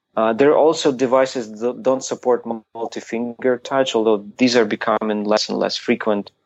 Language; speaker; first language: English; non-native, fluent; Ukrainian